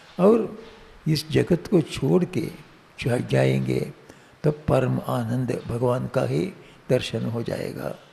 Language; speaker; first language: Hindi; non-native, local second language; Tamil